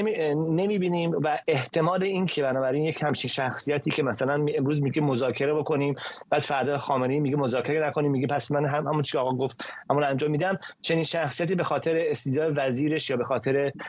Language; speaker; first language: Persian; native; Persian